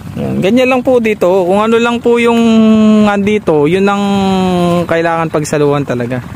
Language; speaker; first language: Filipino; non-native, local second language; Pampanga